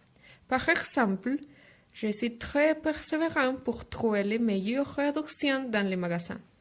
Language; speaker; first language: French; non-native, fluent; Spanish